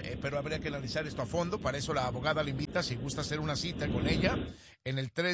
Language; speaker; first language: Spanish; native; Spanish